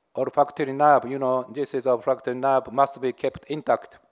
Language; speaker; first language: English; non-native, learner; Japanese